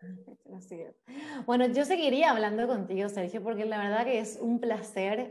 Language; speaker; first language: Spanish; native; Spanish